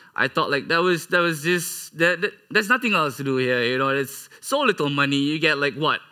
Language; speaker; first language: English; non-native, local second language; Malay